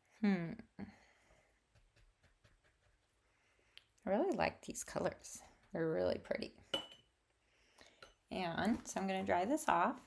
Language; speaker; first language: English; native; English